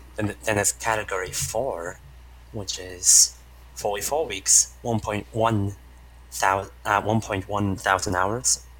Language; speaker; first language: English; non-native, fluent; Estonian